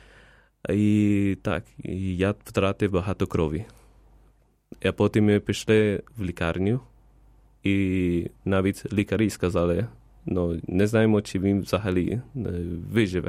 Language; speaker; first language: Ukrainian; non-native, fluent; Spanish